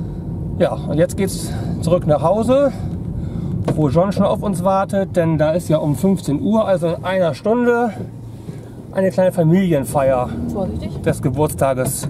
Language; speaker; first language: German; native; German